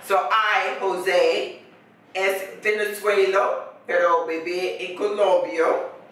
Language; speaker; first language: Spanish; non-native, learner; English